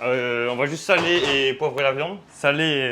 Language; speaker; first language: French; native; French